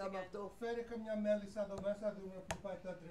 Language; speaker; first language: Greek; early bilingual, heritage; English